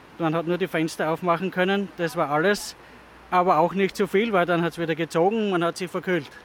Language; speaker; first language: German; native; German